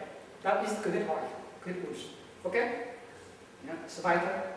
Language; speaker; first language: German; non-native, learner; Vietnamese